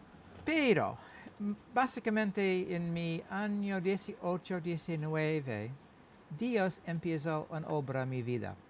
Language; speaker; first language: Spanish; non-native, learner; English